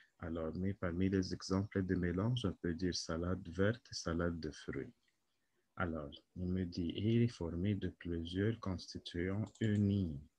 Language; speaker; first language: French; non-native, local second language; Arabic